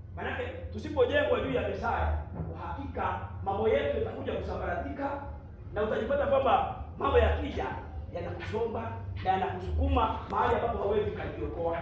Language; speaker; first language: Swahili; non-native, local second language; Kikuyu